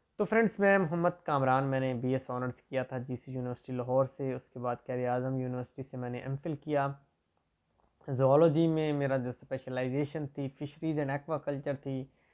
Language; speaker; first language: Urdu; non-native, local second language; Saraiki